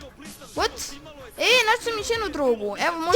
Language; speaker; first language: Croatian; native; Croatian